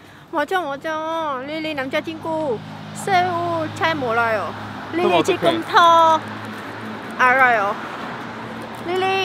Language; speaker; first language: Korean; non-native, learner; Vietnamese